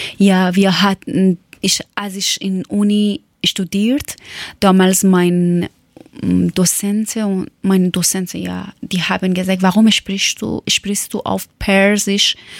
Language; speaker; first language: German; non-native, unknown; Persian